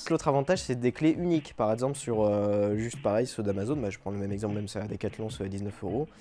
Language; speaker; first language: French; native; French